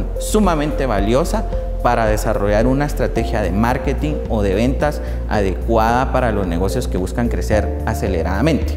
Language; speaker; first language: Spanish; native; Spanish